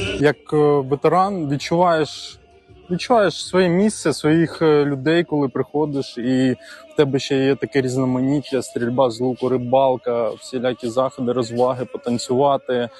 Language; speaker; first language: Ukrainian; native; Ukrainian